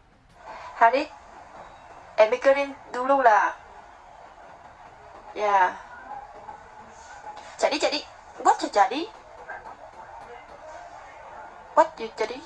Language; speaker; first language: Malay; non-native, learner; Vietnamese